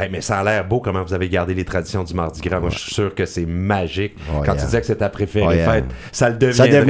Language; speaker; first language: French; native; French